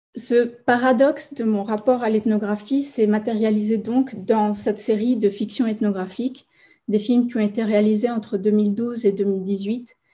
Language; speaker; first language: French; non-native, fluent; Spanish